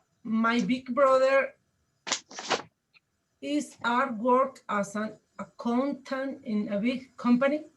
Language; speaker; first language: English; non-native, learner; Spanish